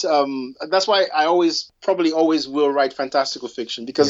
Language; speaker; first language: English; native; English